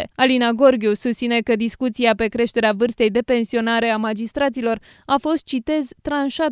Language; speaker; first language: Romanian; native; Romanian